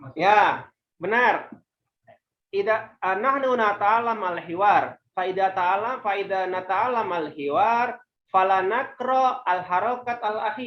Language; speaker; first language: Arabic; non-native, fluent; Indonesian